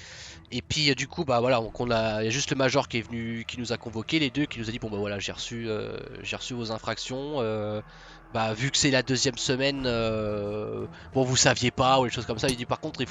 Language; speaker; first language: French; native; French